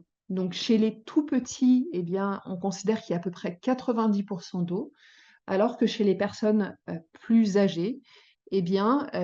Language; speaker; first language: French; native; French